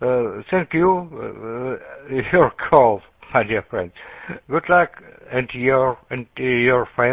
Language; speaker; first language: English; non-native, learner; Russian